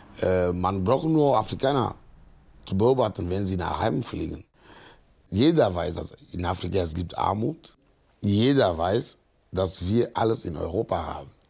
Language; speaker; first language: German; non-native, fluent; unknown